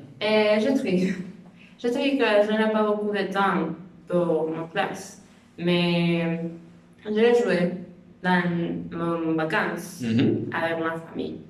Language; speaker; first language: French; non-native, learner; Spanish